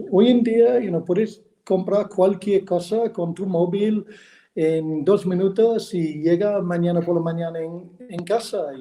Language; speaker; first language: Spanish; non-native, fluent; English